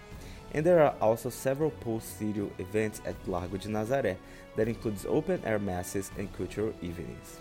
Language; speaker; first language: English; non-native, fluent; Portuguese